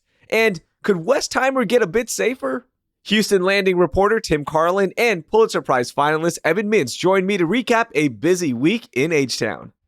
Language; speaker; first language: English; native; English